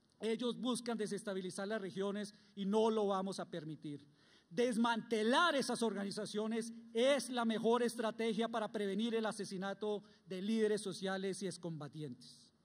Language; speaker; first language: Spanish; native; Spanish